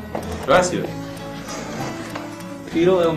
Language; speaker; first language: Spanish; non-native, learner; English